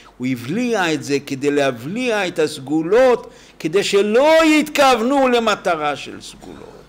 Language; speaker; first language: Hebrew; native; Hebrew